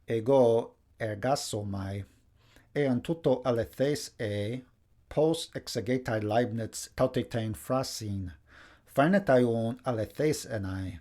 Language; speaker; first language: Greek; non-native, fluent; English